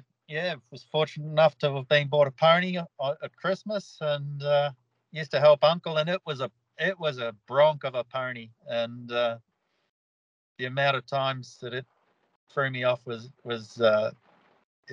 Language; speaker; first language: English; native; English